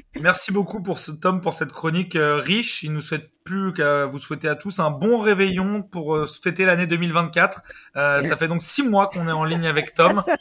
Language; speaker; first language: French; native; French